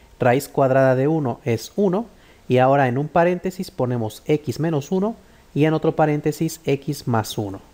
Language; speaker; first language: Spanish; native; Spanish